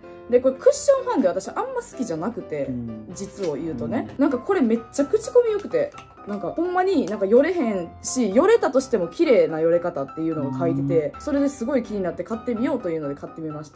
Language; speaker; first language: Japanese; native; Japanese